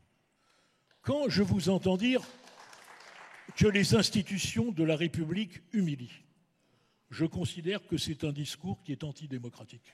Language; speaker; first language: French; native; French